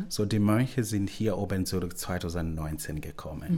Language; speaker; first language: German; non-native, learner; Swahili